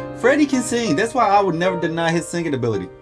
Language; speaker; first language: English; native; English